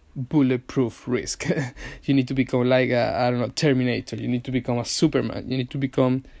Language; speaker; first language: English; non-native, fluent; Spanish